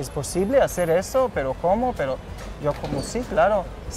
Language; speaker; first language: Spanish; non-native, fluent; Hebrew